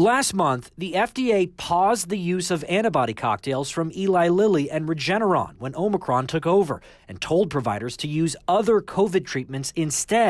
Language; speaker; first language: English; native; English